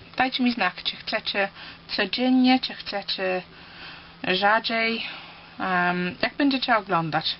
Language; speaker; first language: Polish; early bilingual, heritage; Polish